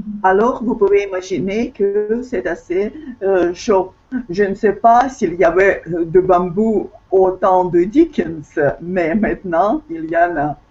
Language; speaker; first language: French; non-native, fluent; Russian